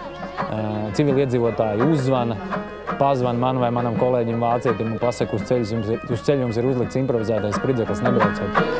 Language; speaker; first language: Latvian; native; Latvian